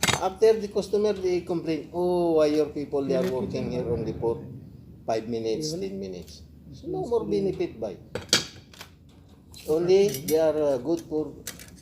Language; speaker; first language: English; non-native, local second language; Filipino